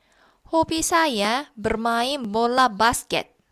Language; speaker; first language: Indonesian; non-native, fluent; Korean